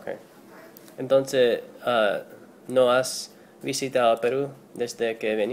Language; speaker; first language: Spanish; non-native, learner; English